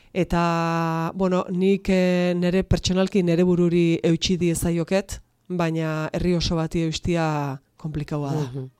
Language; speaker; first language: Basque; native; Basque